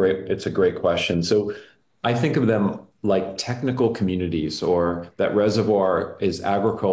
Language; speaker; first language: English; native; English